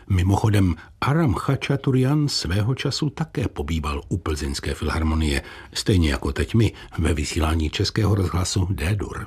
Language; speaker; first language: Czech; native; Czech